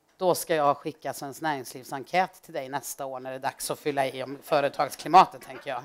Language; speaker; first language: Swedish; native; Swedish